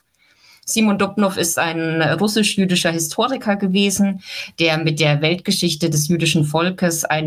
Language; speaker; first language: German; native; German